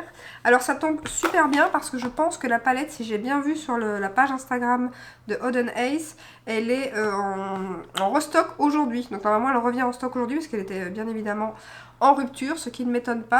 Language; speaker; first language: French; native; French